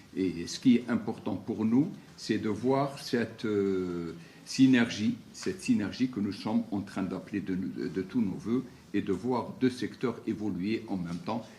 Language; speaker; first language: French; non-native, local second language; Arabic